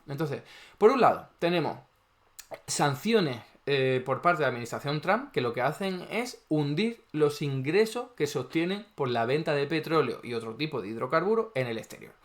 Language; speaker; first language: Spanish; native; Spanish